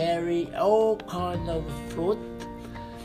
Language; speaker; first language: English; non-native, learner; Italian